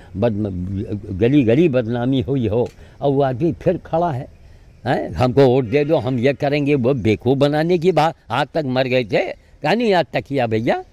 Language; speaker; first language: Hindi; native; Hindi